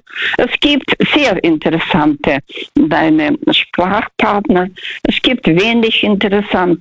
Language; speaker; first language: German; non-native, fluent; Russian